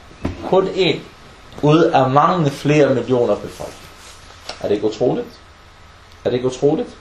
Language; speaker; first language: Danish; early bilingual, other home language; Arabic